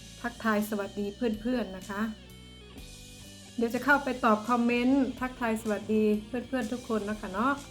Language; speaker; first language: Thai; non-native, local second language; Northeastern Thai